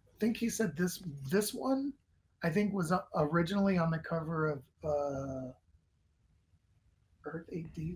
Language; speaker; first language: English; native; English